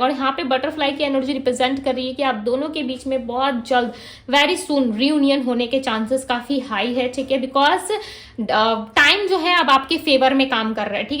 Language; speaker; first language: Hindi; native; Hindi